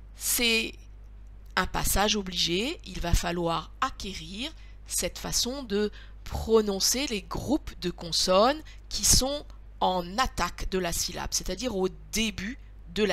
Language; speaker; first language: French; native; French